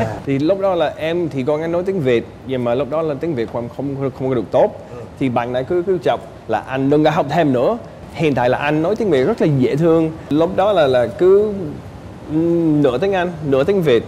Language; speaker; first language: Vietnamese; non-native, fluent; English